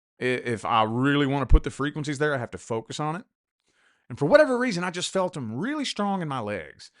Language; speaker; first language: English; native; English